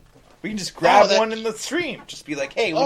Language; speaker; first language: English; native; English